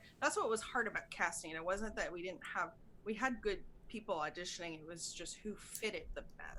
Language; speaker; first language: English; native; English